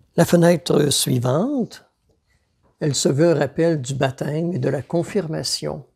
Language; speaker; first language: French; native; French